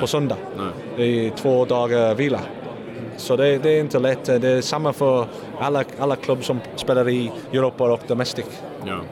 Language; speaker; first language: Swedish; non-native, learner; English